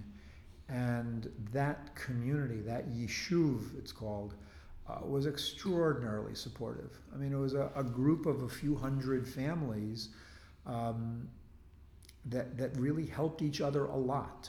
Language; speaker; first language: English; native; English